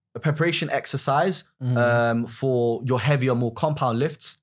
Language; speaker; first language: English; native; English